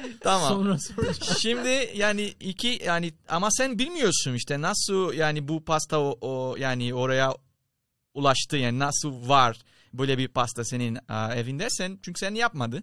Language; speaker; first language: Turkish; non-native, fluent; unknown